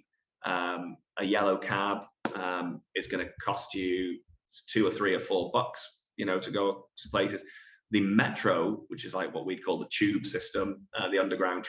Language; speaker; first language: English; native; English